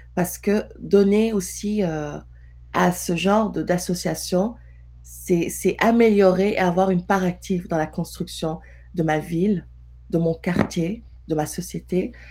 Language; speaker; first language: French; non-native, local second language; Wolof